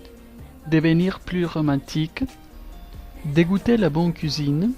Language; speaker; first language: French; non-native, learner; Spanish